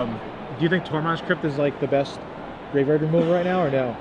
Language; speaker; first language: English; native; English